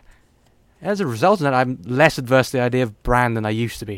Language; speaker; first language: English; native; English